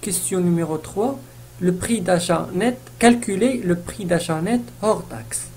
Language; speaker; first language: French; non-native, local second language; Arabic